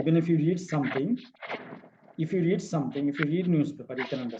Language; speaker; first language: English; non-native, fluent; Bangla